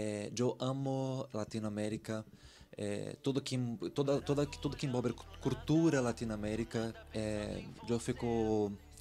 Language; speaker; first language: Spanish; non-native, learner; Portuguese